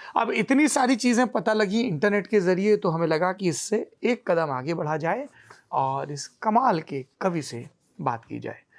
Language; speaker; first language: Hindi; native; Hindi